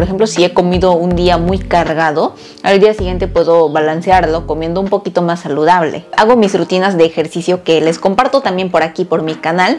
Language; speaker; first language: Spanish; early bilingual, other home language; Korean